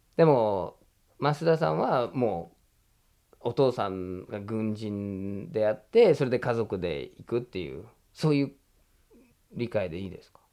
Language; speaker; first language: Japanese; non-native, fluent; English